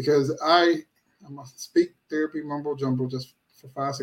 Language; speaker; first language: English; native; English